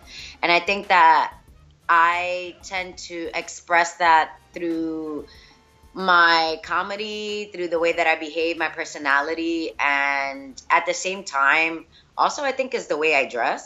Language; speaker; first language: English; early bilingual, other home language; Spanish